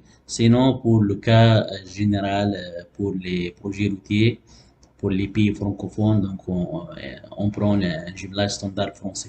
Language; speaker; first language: French; non-native, local second language; Arabic